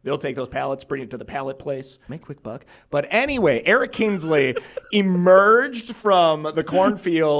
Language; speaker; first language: English; native; English